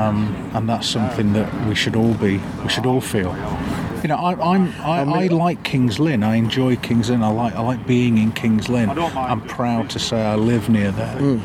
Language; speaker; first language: English; native; English